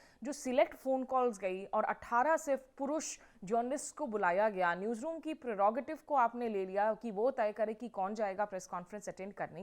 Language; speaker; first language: Hindi; native; Hindi